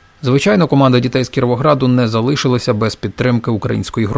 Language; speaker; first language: Ukrainian; native; Ukrainian